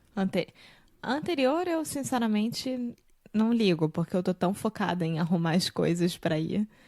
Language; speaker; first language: Portuguese; native; Portuguese